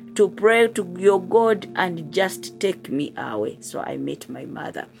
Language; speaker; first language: English; non-native, fluent; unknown